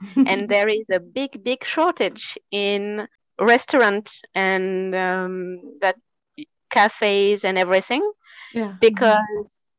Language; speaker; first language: English; non-native, fluent; French